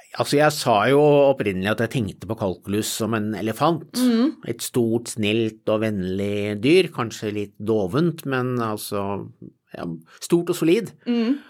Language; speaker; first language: Norwegian; native; Norwegian